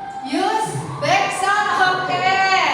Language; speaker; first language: English; non-native, learner; Indonesian